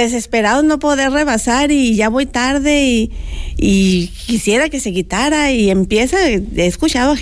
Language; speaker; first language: Spanish; native; Spanish